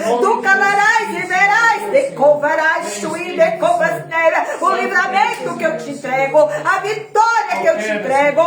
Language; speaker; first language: Portuguese; native; Portuguese